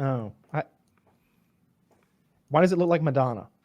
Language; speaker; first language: English; native; English